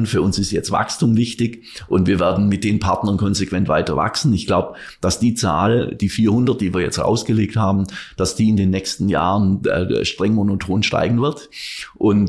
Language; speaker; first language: German; native; German